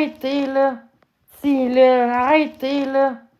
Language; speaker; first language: French; native; French